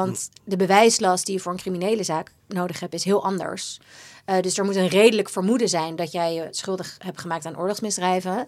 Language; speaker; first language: Dutch; native; Dutch